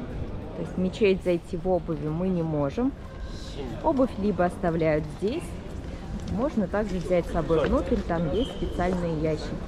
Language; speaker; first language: Russian; native; Russian